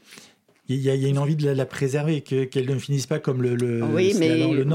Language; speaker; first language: French; native; French